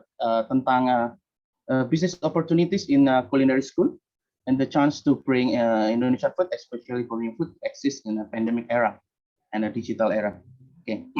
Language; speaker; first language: English; non-native, learner; Indonesian